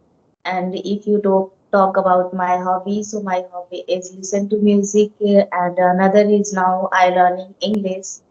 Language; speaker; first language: English; non-native, learner; Hindi